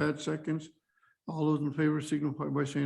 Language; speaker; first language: English; native; English